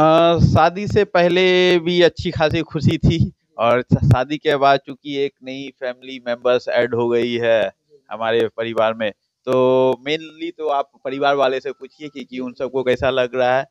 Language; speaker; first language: Hindi; native; Hindi